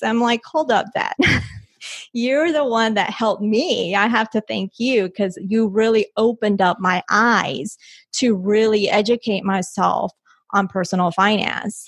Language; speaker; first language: English; early bilingual, other home language; Spanish